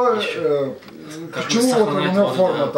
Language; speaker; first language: Russian; non-native, local second language; Azerbaijani